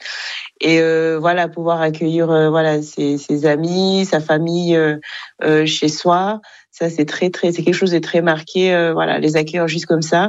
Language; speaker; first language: French; non-native, local second language; Kinyarwanda